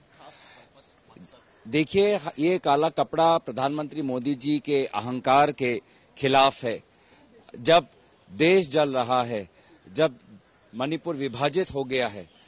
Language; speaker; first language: Hindi; non-native, local second language; Assamese